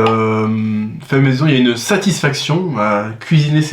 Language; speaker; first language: French; native; French